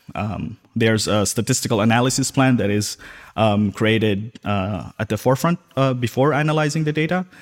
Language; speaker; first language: English; non-native, local second language; Filipino